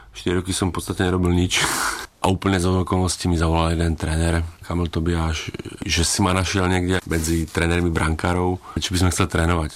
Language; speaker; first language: Slovak; native; Slovak